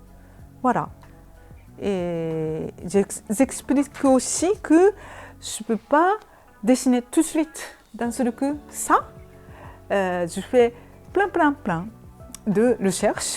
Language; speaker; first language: French; non-native, fluent; Japanese